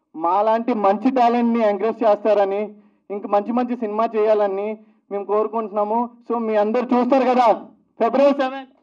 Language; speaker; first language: Telugu; native; Telugu